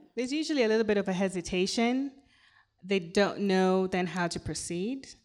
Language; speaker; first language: English; non-native, local second language; Swahili